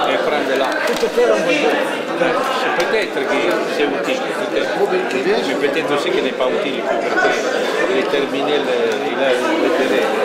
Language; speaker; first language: French; non-native, fluent; Italian